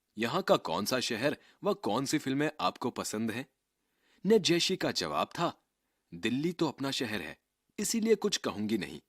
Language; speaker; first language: Hindi; native; Hindi